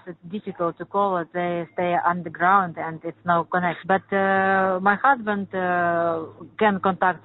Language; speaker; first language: English; non-native, learner; Ukrainian